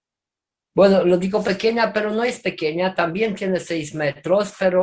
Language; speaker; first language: Spanish; non-native, fluent; Romanian